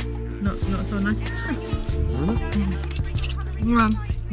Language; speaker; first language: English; non-native, learner; Indonesian